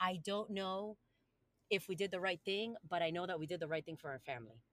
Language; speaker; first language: English; early bilingual, other home language; Spanish